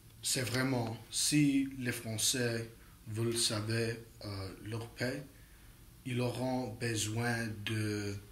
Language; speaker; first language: French; non-native, learner; English